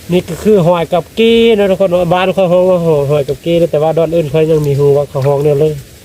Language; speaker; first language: Thai; native; Thai